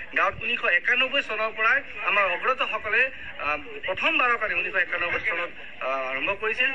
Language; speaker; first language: Assamese; non-native, local second language; Nepali